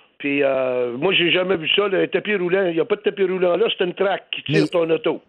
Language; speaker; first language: French; native; French